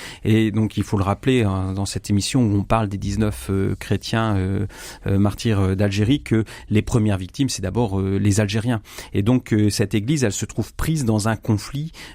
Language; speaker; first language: French; native; French